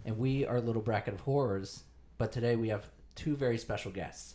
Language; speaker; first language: English; native; English